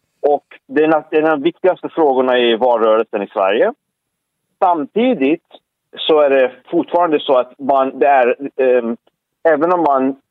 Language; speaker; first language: Swedish; early bilingual, other home language; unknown